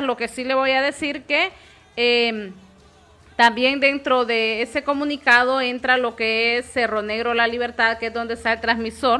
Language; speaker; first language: Spanish; native; Spanish